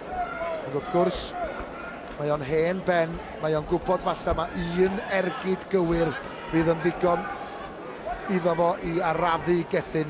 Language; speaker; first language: Welsh; native; Welsh